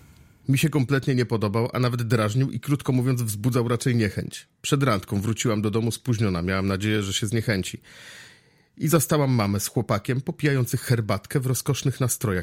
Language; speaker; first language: Polish; native; Polish